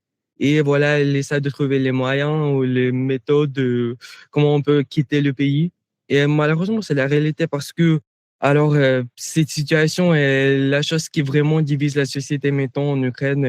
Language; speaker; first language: French; non-native, fluent; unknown